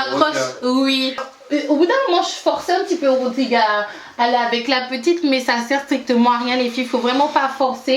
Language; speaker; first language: French; native; French